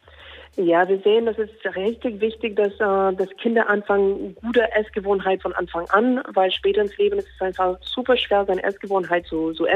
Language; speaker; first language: German; non-native, fluent; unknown